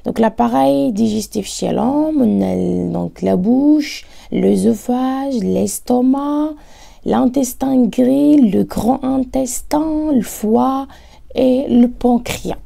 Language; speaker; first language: French; non-native, local second language; Arabic